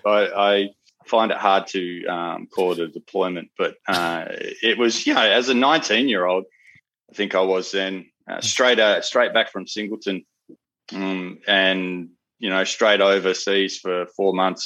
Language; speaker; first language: English; native; English